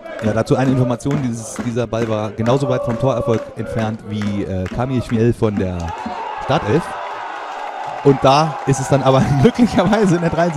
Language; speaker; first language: German; native; German